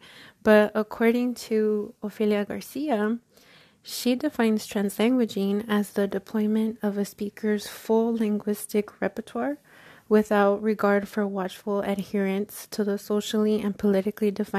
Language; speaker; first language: English; early bilingual, other home language; Spanish